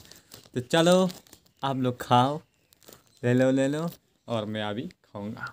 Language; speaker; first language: Hindi; non-native, local second language; Kok Borok